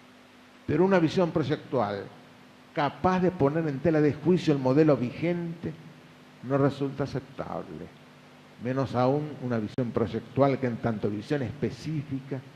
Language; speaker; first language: Spanish; native; Spanish